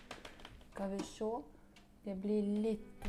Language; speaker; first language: Norwegian; non-native, learner; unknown